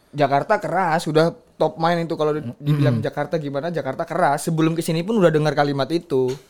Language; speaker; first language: Indonesian; non-native, local second language; Javanese